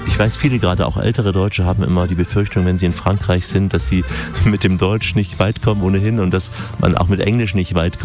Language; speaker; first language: German; native; German